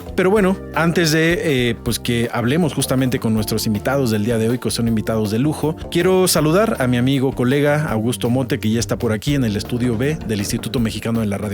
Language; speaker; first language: Spanish; native; Spanish